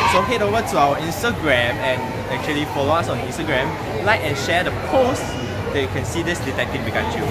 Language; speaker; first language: English; non-native, local second language; Chinese